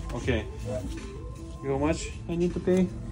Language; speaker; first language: English; non-native, learner; Lithuanian